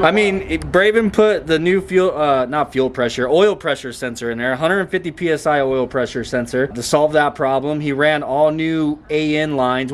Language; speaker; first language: English; native; English